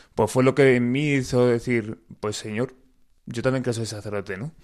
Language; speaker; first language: Spanish; native; Spanish